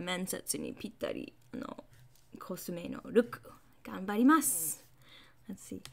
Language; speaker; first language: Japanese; non-native, fluent; English